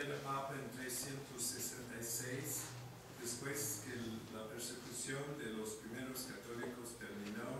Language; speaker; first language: Spanish; non-native, fluent; English